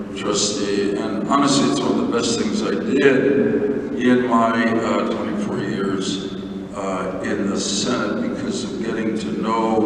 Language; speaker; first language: English; native; English